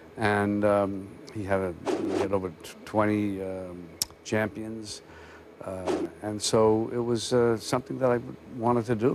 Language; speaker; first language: English; native; English